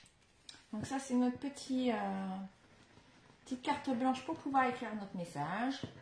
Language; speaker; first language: French; native; French